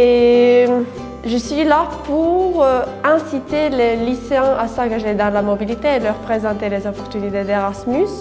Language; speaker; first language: French; non-native, fluent; Finnish